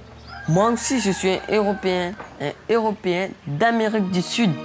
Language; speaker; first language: French; non-native, local second language; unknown